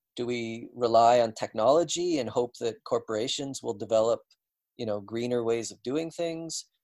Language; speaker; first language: English; native; English